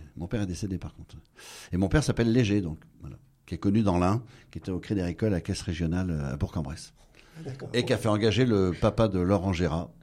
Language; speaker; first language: French; native; French